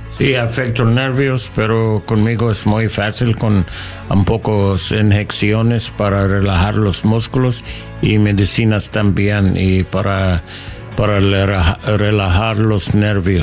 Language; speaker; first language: Spanish; non-native, learner; English